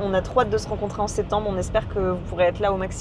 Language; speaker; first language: French; native; French